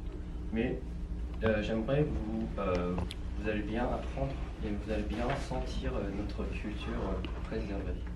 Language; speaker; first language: French; non-native, fluent; Korean